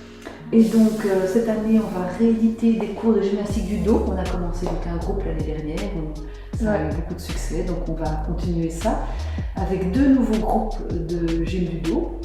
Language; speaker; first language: French; native; French